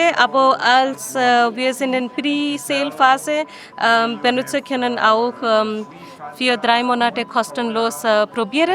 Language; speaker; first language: German; non-native, learner; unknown